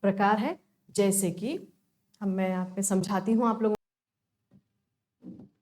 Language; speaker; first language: Hindi; non-native, local second language; Kannada